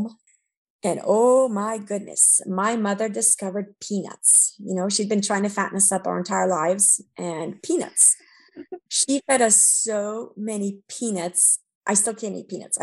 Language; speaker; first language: English; early bilingual, other home language; Romanian